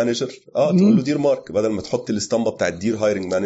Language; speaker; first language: Arabic; native; Arabic